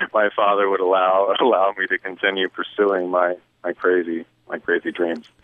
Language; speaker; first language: English; native; English